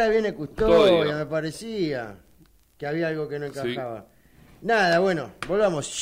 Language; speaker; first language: Spanish; native; Spanish